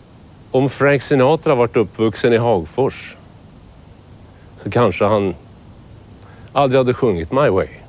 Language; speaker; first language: Swedish; native; Swedish